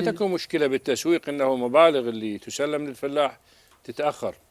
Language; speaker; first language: Arabic; native; Arabic